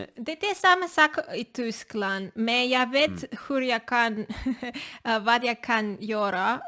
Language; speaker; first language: Swedish; non-native, learner; Spanish